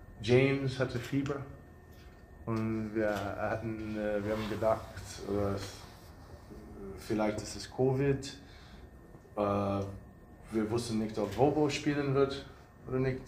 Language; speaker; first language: German; non-native, fluent; English